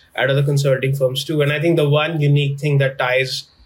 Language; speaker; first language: English; non-native, local second language; Hindi